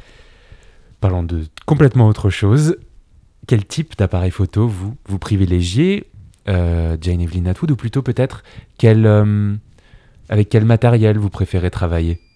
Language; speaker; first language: French; native; French